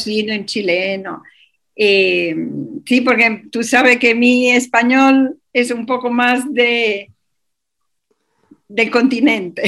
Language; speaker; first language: Spanish; non-native, fluent; Italian